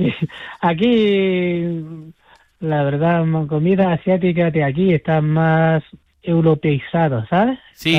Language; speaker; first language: Spanish; non-native, fluent; Chinese